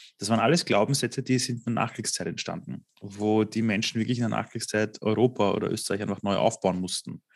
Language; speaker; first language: German; early bilingual, other home language; Persian